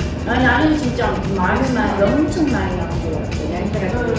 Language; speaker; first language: Korean; non-native, learner; Italian